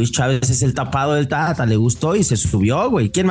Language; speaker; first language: Spanish; native; Spanish